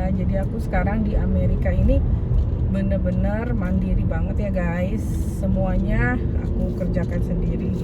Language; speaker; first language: Indonesian; native; Indonesian